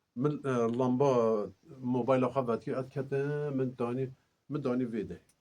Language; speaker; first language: Kurdish; native; Kurdish